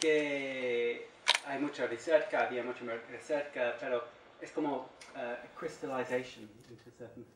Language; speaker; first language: Spanish; non-native, learner; English